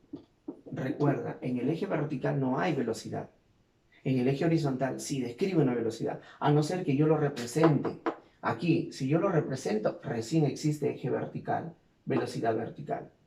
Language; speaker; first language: Spanish; native; Spanish